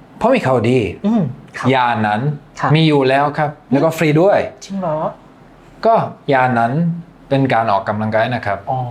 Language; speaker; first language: Thai; non-native, fluent; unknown